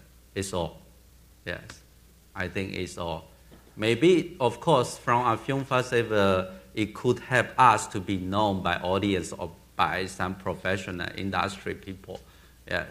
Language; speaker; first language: English; non-native, learner; Chinese